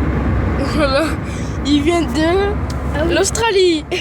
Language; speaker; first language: French; native; French